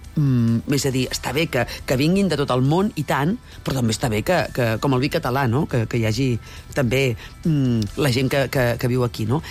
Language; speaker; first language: Catalan; native; Catalan